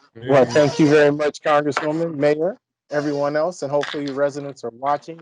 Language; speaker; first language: English; native; English